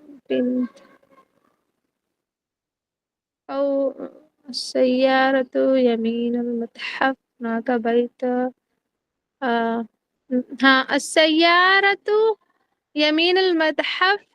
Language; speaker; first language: Arabic; non-native, learner; Urdu